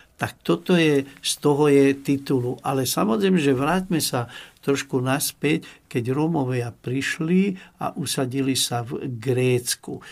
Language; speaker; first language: Slovak; non-native, local second language; Hungarian